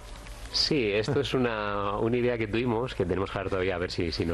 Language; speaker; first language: Spanish; native; Spanish